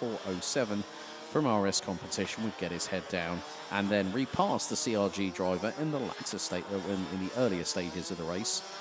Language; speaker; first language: English; non-native, fluent; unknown